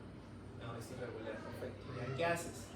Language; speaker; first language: Spanish; native; Spanish